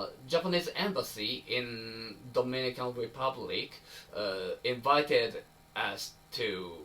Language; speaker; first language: English; non-native, learner; Japanese